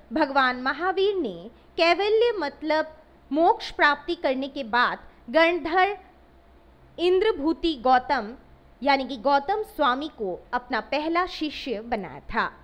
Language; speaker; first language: Hindi; non-native, local second language; Assamese